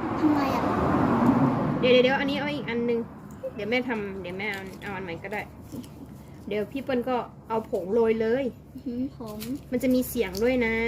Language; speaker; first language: Thai; native; Thai